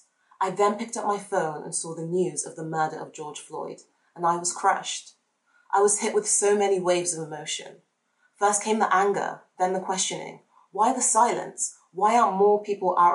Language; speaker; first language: English; native; English